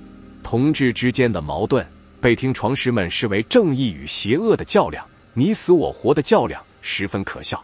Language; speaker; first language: Chinese; native; Chinese